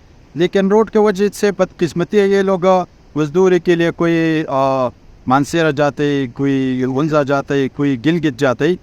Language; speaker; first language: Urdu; non-native, local second language; Pashto